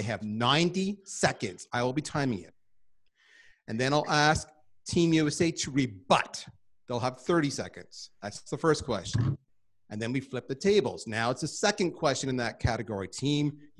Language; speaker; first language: English; native; English